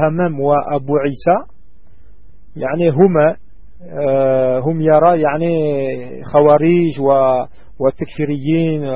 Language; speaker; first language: Arabic; non-native, learner; French